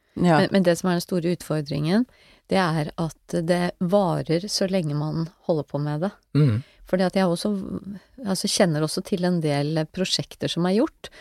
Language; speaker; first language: Norwegian; native; Norwegian